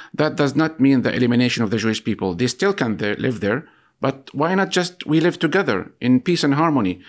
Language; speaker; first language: English; non-native, fluent; Arabic